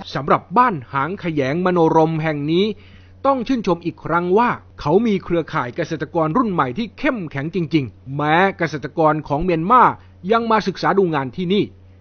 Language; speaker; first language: Thai; native; Thai